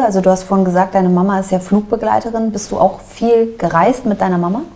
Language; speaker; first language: German; native; German